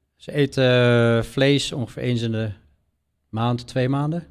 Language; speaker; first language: Dutch; non-native, fluent; English